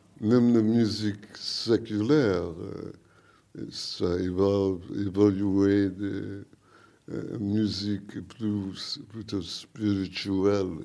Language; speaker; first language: French; non-native, learner; English